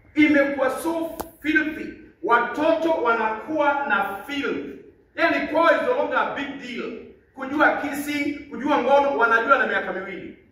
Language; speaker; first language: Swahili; native; Swahili